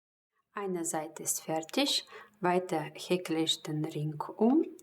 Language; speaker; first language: German; non-native, fluent; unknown